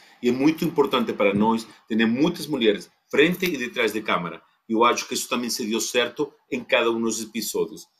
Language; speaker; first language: Portuguese; non-native, fluent; Spanish